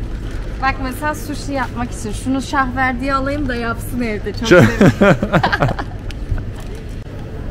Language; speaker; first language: Turkish; early bilingual, heritage; Turkish